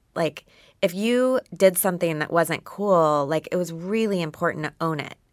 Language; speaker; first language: English; native; English